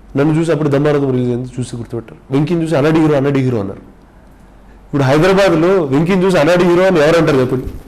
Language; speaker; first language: Telugu; native; Telugu